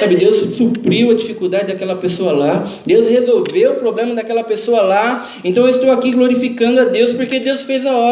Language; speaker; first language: Portuguese; native; Portuguese